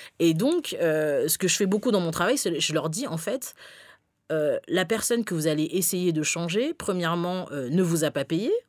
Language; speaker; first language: French; early bilingual, other home language; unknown